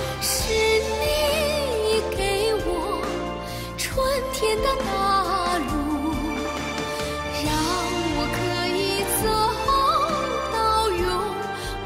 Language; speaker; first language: Chinese; non-native, learner; Polish